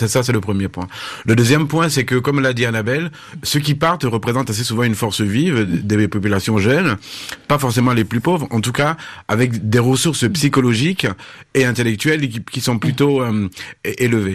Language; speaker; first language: French; native; French